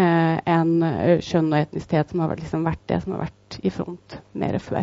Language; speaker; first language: Norwegian; native; Norwegian